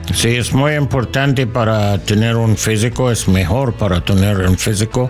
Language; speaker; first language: Spanish; non-native, learner; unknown